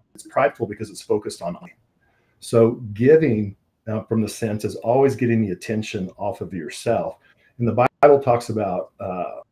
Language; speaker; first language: English; native; English